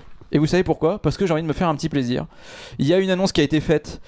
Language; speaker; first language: French; native; French